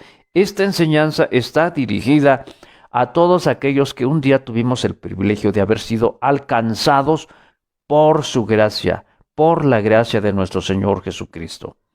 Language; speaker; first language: Spanish; native; Spanish